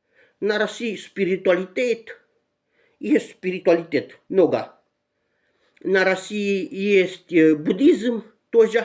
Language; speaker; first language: Russian; non-native, learner; Romanian